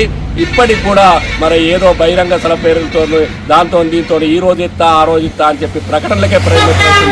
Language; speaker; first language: Telugu; native; Telugu